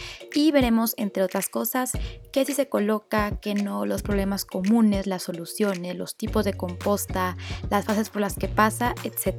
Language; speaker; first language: Spanish; native; Spanish